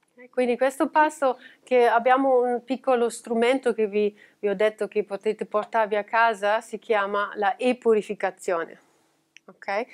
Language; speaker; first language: Italian; non-native, fluent; German